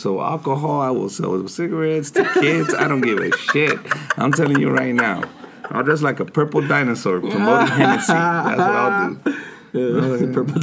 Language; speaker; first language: English; early bilingual, other home language; Spanish